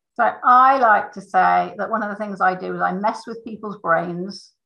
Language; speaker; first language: English; native; English